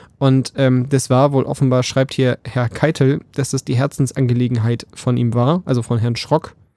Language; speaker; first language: German; early bilingual, other home language; Polish